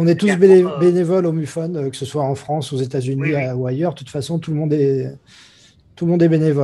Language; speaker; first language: French; native; French